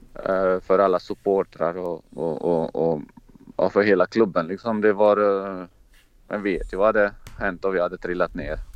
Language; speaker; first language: Swedish; non-native, fluent; Croatian